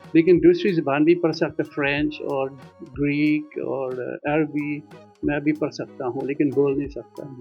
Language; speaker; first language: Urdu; non-native, fluent; Dutch